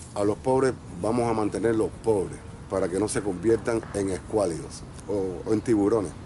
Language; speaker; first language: Spanish; native; Spanish